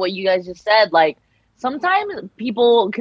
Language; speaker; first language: English; early bilingual, other home language; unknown